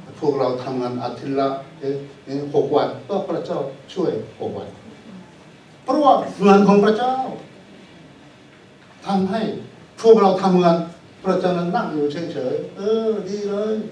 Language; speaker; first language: Thai; non-native, fluent; Korean